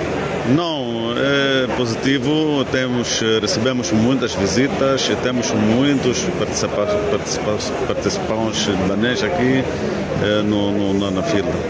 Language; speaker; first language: Portuguese; non-native, fluent; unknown